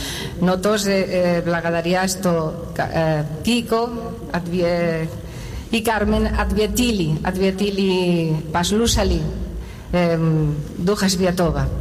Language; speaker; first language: Russian; non-native, learner; Spanish